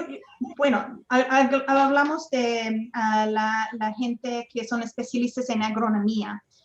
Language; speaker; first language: Spanish; non-native, fluent; English